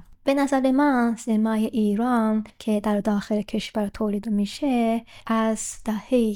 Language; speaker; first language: Persian; non-native, fluent; Japanese